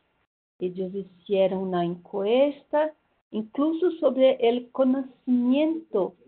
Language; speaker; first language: Spanish; non-native, fluent; Portuguese